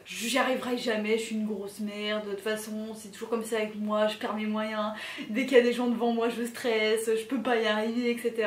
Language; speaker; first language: French; native; French